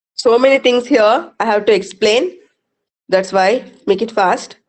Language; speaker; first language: English; non-native, local second language; Kannada